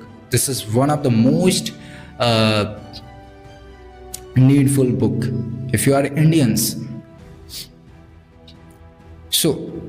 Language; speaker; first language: English; non-native, learner; Bhojpuri